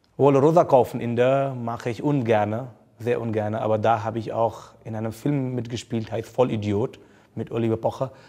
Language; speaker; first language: German; non-native, fluent; Hindi